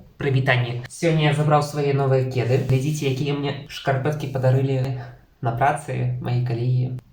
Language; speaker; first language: Belarusian; non-native, local second language; Russian